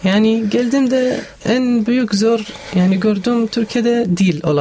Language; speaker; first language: Turkish; non-native, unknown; Arabic